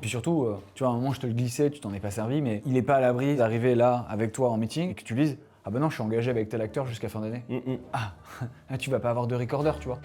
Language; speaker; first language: French; native; French